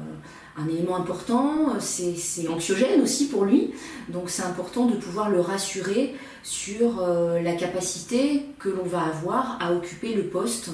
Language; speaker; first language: French; native; French